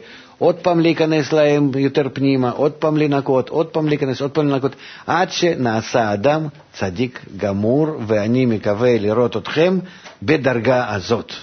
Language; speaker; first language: Hebrew; non-native, fluent; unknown